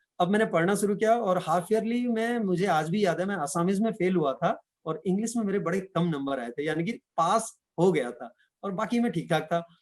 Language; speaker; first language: Hindi; non-native, local second language; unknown